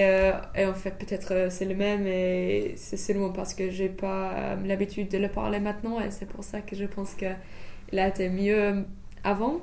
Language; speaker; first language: French; non-native, fluent; English